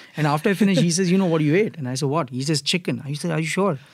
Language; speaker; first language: English; non-native, local second language; Gujarati